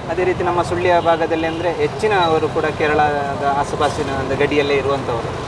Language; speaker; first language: Kannada; non-native, local second language; Malayalam